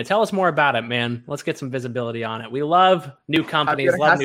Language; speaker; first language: English; native; English